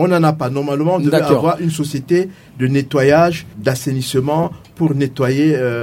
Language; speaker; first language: French; non-native, local second language; Sango